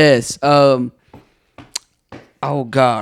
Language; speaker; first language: English; native; English